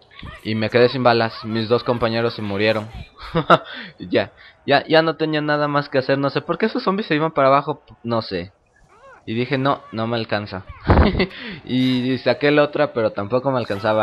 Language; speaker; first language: Spanish; native; Spanish